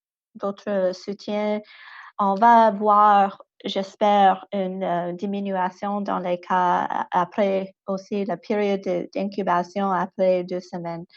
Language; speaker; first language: French; non-native, local second language; English